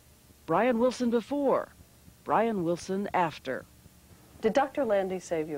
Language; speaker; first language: English; native; English